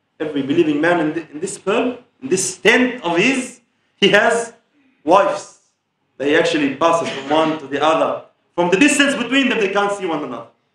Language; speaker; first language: English; early bilingual, other home language; Arabic